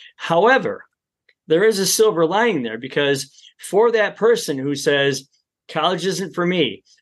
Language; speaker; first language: English; native; English